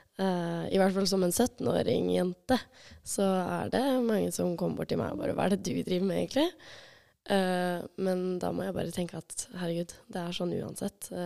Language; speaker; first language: Norwegian; early bilingual, other home language; Albanian